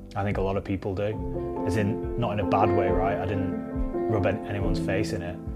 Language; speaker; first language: English; native; English